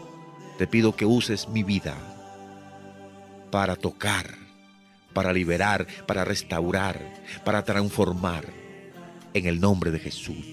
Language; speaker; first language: Spanish; native; Spanish